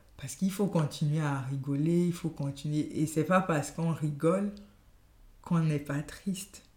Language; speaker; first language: French; non-native, local second language; Yoruba